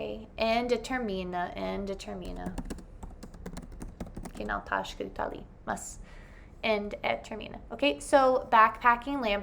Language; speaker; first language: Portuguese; non-native, fluent; English